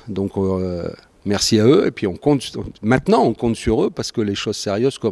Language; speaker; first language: French; native; French